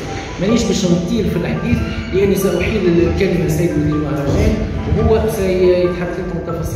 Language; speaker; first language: Arabic; native; Arabic